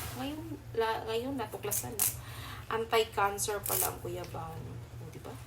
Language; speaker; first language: Filipino; non-native, local second language; Cebuano